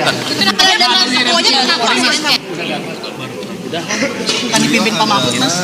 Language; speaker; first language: Indonesian; native; Indonesian